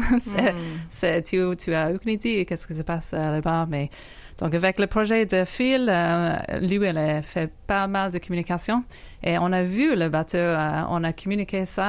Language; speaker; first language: French; non-native, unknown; English